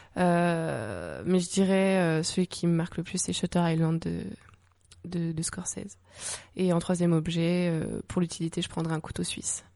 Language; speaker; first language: French; native; French